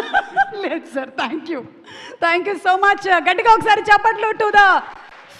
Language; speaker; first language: Telugu; native; Telugu